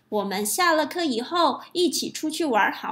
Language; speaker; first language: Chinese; non-native, fluent; English